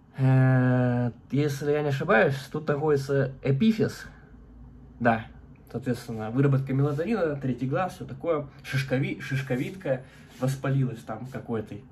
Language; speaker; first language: Russian; native; Russian